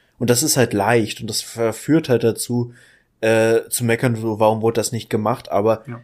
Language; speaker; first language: German; native; German